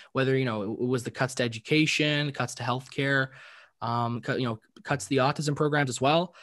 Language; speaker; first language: English; native; English